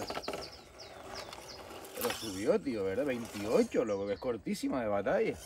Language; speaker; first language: Spanish; native; Spanish